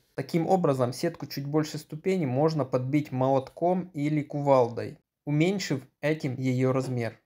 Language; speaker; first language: Russian; non-native, local second language; Ukrainian